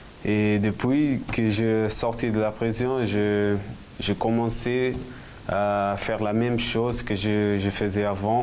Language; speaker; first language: French; non-native, fluent; Portuguese